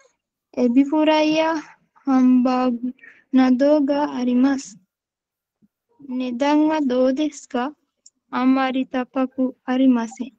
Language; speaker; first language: Japanese; non-native, learner; Sinhala